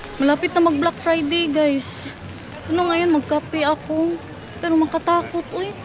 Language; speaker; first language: Filipino; non-native, local second language; Cebuano